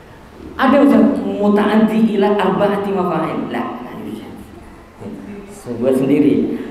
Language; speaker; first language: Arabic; non-native, fluent; Indonesian